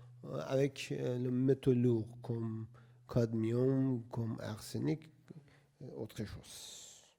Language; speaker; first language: French; non-native, learner; Persian